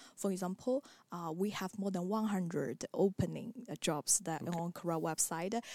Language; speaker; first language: English; non-native, fluent; Chinese